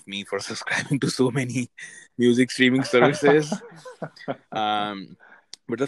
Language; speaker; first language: English; non-native, local second language; Hindi